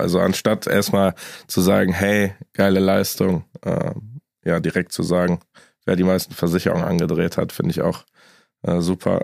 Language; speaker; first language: German; native; German